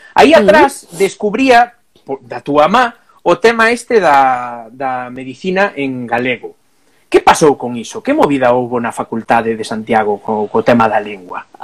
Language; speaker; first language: Galician; non-native, local second language; Spanish